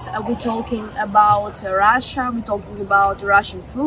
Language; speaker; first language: English; non-native, learner; Russian